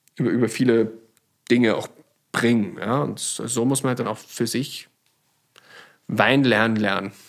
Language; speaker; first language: German; native; German